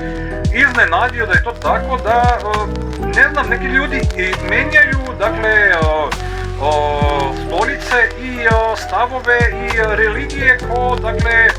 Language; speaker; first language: Croatian; native; Croatian